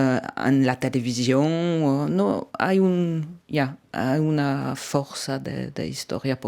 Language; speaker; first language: Spanish; non-native, learner; French